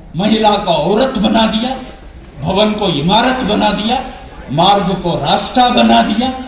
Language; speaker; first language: Hindi; non-native, local second language; Konkani